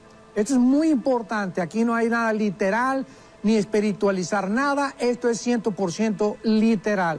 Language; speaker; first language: Spanish; native; Spanish